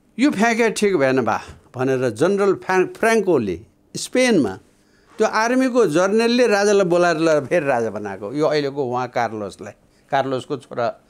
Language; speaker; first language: Nepali; native; Nepali